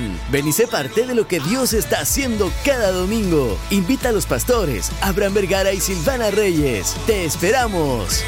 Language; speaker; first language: Spanish; native; Spanish